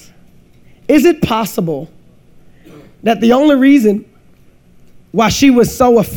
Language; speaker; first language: English; native; English